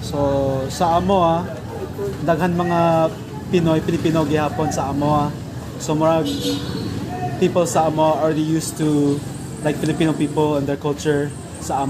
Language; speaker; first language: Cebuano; non-native, learner; English